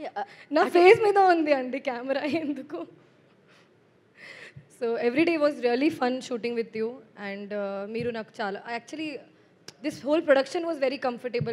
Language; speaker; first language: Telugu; non-native, learner; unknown